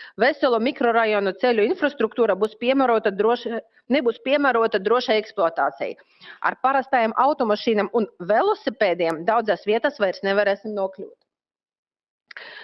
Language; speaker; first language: Latvian; non-native, local second language; Russian